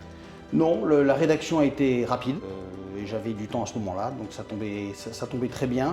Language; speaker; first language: French; native; French